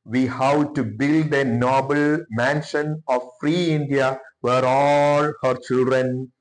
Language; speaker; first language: English; non-native, local second language; Malayalam